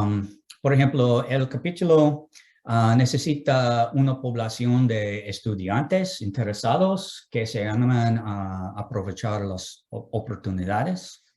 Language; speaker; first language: Spanish; non-native, fluent; English